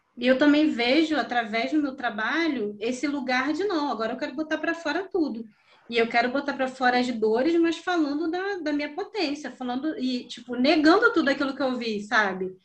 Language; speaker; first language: Portuguese; native; Portuguese